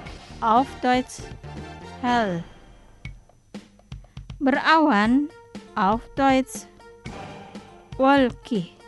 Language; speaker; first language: German; non-native, fluent; Indonesian